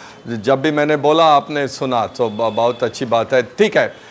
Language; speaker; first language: Hindi; non-native, local second language; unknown